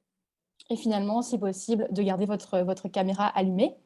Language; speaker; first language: French; native; French